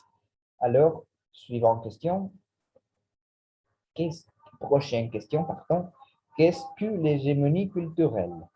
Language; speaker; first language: French; non-native, learner; Spanish